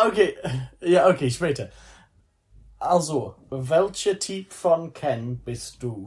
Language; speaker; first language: German; non-native, learner; English